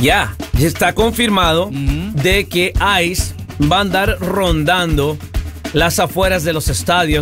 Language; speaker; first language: Spanish; early bilingual, heritage; Spanish